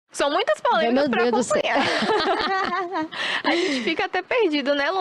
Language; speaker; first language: Portuguese; native; Portuguese